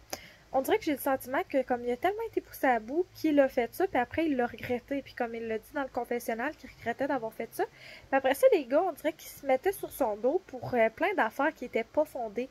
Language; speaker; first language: French; native; French